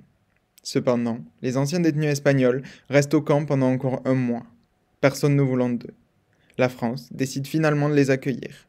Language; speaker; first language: French; native; French